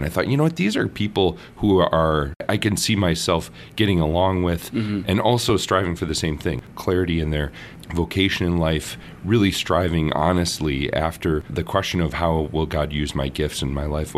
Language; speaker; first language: English; native; English